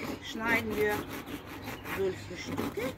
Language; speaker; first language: German; non-native, fluent; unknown